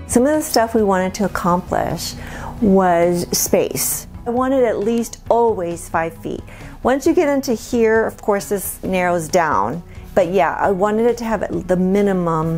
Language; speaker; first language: English; non-native, fluent; Spanish